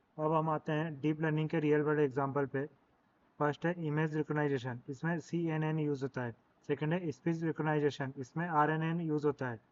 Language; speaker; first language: Hindi; native; Hindi